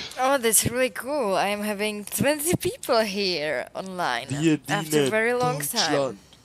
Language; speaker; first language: English; non-native, fluent; Czech